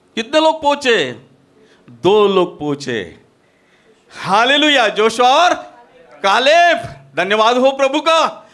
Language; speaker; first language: Hindi; non-native, local second language; Marathi